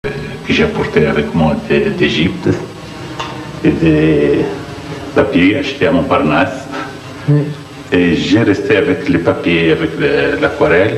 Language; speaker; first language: French; non-native, fluent; Arabic